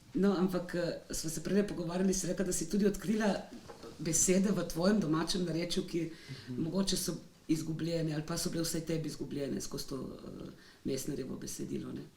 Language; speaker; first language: Slovenian; native; Slovenian